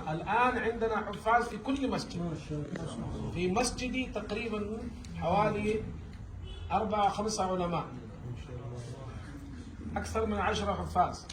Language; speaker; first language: Arabic; non-native, fluent; Urdu